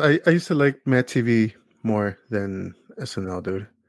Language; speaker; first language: English; early bilingual, other home language; Spanish